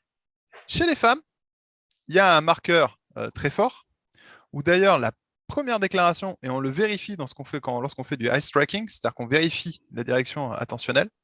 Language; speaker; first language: French; native; French